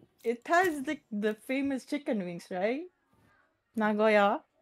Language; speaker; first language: English; non-native, local second language; Filipino